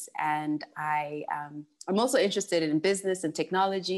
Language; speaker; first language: English; non-native, local second language; Shona